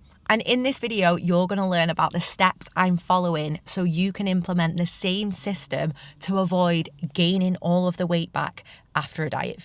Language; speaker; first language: English; native; English